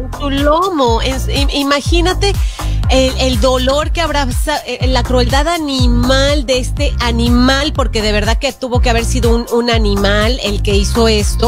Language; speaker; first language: Spanish; native; Spanish